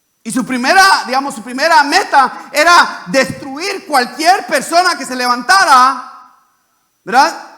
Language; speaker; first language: Spanish; native; Spanish